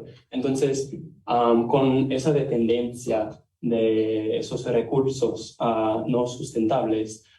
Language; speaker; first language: Spanish; non-native, learner; English